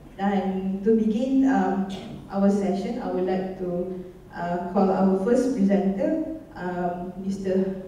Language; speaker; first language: English; non-native, local second language; Malay